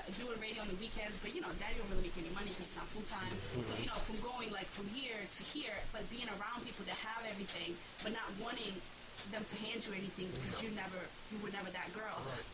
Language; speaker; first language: English; early bilingual, other home language; Bosnian